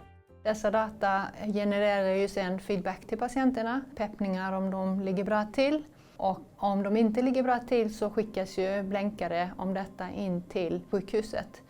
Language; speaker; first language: Swedish; native; Swedish